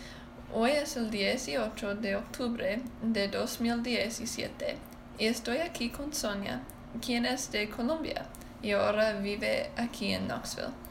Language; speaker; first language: Spanish; non-native, learner; English